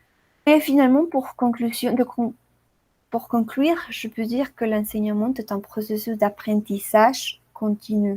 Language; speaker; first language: French; non-native, learner; Spanish